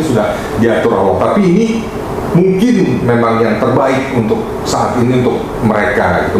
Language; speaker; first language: Indonesian; native; Indonesian